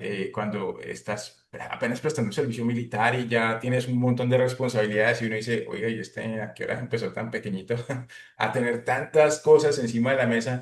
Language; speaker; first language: Spanish; native; Spanish